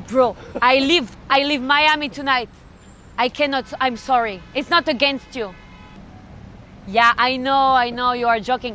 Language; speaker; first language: English; non-native, learner; French